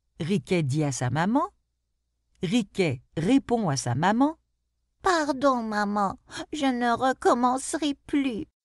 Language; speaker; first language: French; non-native, local second language; Arabic